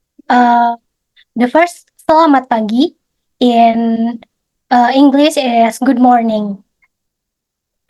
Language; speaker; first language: English; non-native, fluent; Indonesian